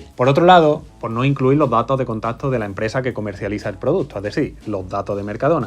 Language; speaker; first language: Spanish; native; Spanish